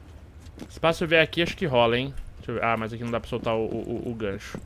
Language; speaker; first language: Portuguese; native; Portuguese